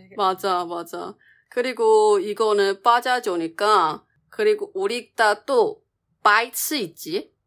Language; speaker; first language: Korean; non-native, fluent; Chinese